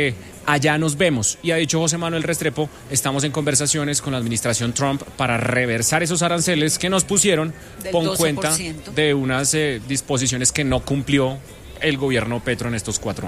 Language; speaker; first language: Spanish; native; Spanish